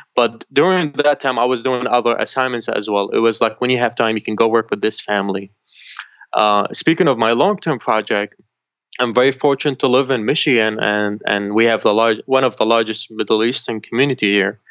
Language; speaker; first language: English; non-native, fluent; Arabic